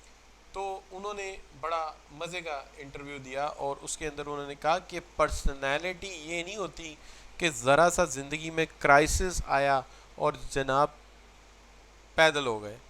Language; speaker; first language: Urdu; native; Urdu